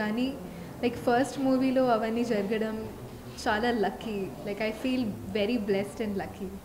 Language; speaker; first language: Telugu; non-native, fluent; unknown